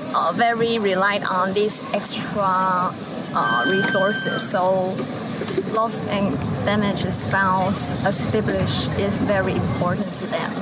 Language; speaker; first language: English; non-native, learner; Chinese